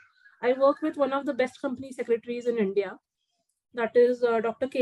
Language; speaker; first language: English; non-native, local second language; Marathi